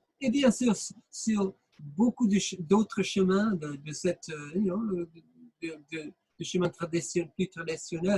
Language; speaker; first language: French; non-native, fluent; English